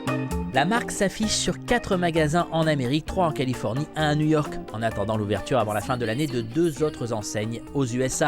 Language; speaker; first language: French; native; French